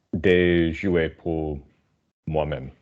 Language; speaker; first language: French; non-native, learner; English